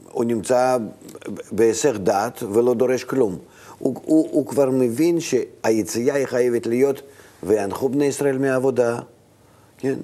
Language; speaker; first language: Hebrew; non-native, fluent; Russian